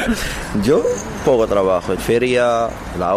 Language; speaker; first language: Spanish; non-native, learner; Arabic